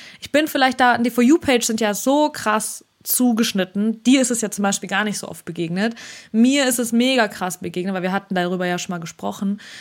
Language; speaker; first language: German; early bilingual, other home language; Russian